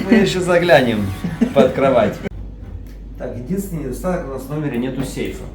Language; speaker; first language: Russian; native; Russian